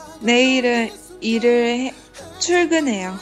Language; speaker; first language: Korean; non-native, learner; Chinese